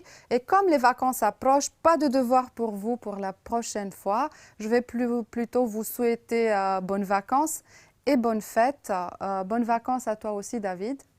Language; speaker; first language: French; non-native, fluent; Romanian